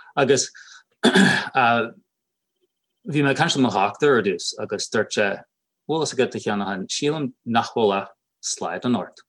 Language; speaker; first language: Irish; native; Irish